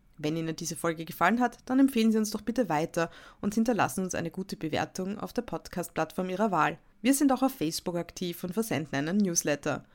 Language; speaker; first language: German; native; German